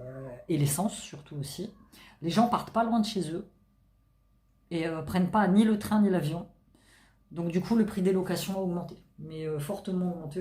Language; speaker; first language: French; native; French